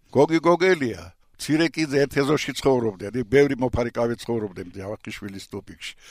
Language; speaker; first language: Georgian; non-native, local second language; Russian